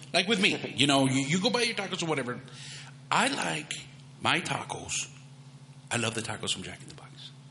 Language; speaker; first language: English; early bilingual, other home language; Spanish